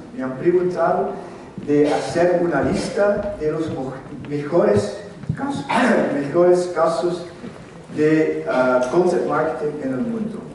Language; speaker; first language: Spanish; non-native, learner; Dutch